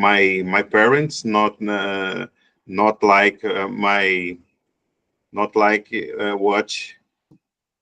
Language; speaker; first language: English; non-native, learner; Portuguese